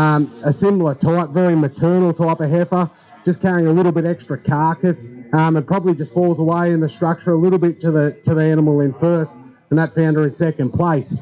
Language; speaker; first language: English; native; English